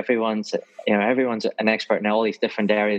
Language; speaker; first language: English; native; English